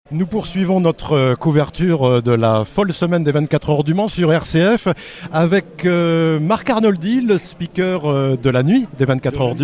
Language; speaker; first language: French; native; French